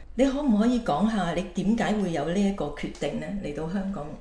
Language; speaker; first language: Chinese; native; Chinese